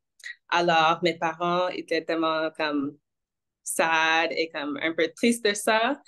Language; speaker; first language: French; non-native, local second language; English